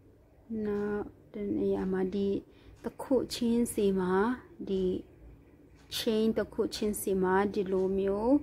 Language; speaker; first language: Burmese; non-native, local second language; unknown